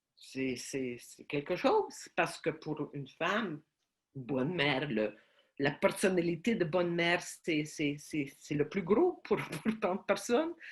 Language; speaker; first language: French; non-native, fluent; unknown